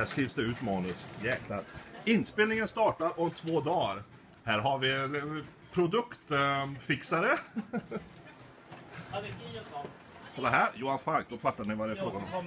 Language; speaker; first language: Swedish; native; Swedish